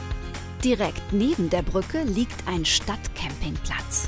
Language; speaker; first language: German; native; German